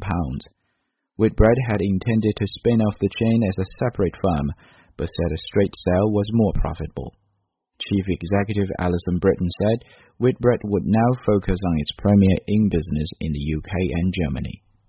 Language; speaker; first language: English; non-native, fluent; Chinese